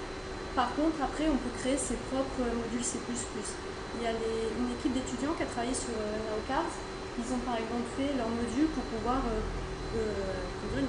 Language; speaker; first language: French; native; French